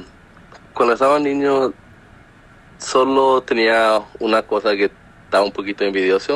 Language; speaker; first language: Spanish; early bilingual, heritage; Spanish